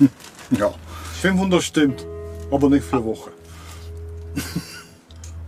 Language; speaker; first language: German; non-native, learner; Czech